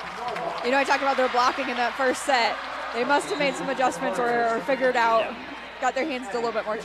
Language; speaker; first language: English; native; English